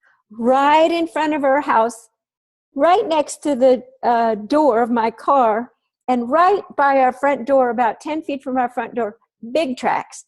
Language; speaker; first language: English; native; English